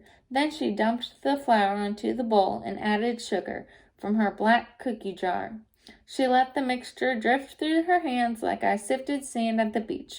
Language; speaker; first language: English; native; English